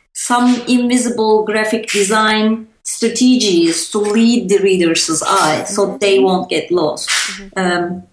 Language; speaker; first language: English; non-native, fluent; Turkish